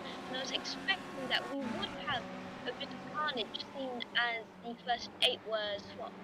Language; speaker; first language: English; native; English